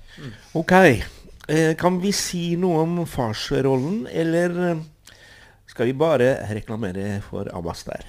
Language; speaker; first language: Norwegian; non-native, fluent; Spanish